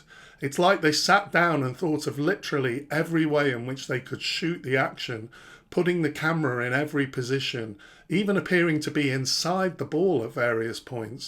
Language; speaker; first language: English; native; English